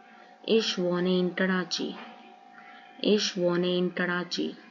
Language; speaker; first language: German; non-native, learner; Urdu